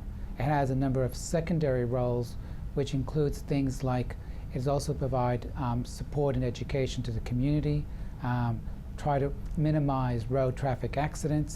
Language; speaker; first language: English; native; English